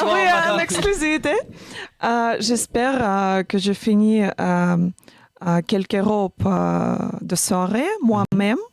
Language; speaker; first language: French; non-native, learner; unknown